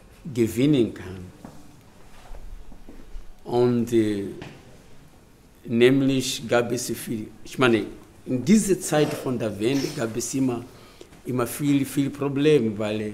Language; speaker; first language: German; non-native, learner; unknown